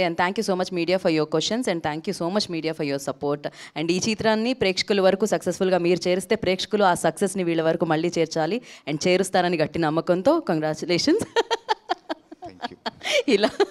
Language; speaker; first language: Telugu; native; Telugu